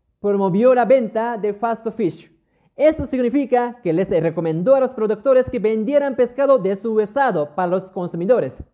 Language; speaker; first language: Spanish; non-native, fluent; Japanese